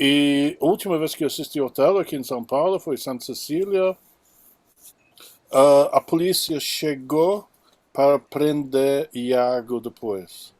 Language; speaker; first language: Portuguese; non-native, fluent; English